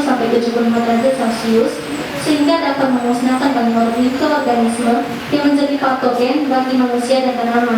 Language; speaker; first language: Indonesian; native; Indonesian